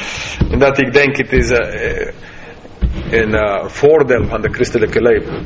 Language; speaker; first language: Dutch; non-native, fluent; English